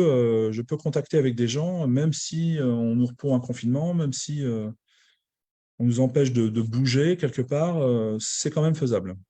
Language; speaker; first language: French; native; French